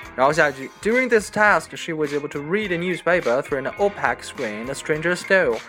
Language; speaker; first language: English; non-native, fluent; Chinese